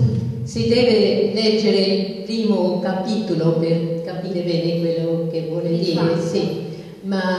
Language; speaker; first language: Italian; non-native, fluent; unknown